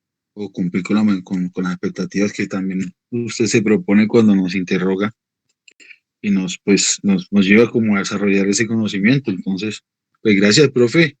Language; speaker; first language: Spanish; native; Spanish